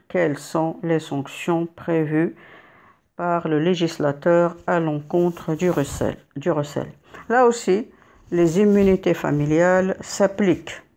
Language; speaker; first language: French; non-native, local second language; Arabic